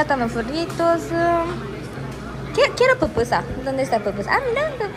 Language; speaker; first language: Spanish; non-native, learner; Japanese